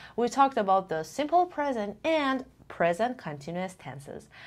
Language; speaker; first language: English; non-native, fluent; Persian